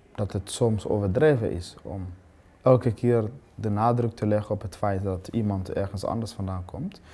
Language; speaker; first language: Dutch; non-native, fluent; Swahili